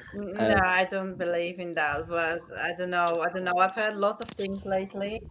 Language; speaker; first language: English; non-native, fluent; Bulgarian